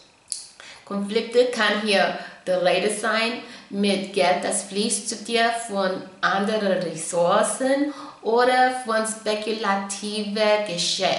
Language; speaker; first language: German; non-native, fluent; English